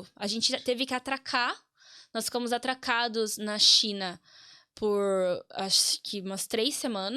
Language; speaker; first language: Portuguese; native; Portuguese